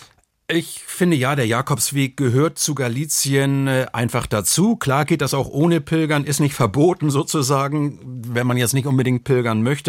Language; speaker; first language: German; native; German